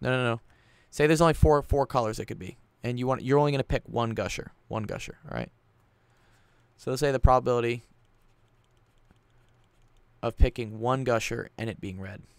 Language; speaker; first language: English; native; English